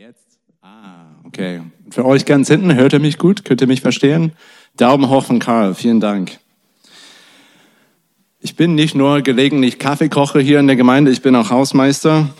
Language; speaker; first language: German; non-native, fluent; English